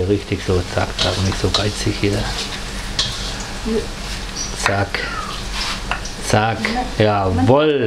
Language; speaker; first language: German; native; German